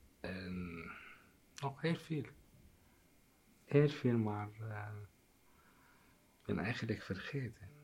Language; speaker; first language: Dutch; non-native, learner; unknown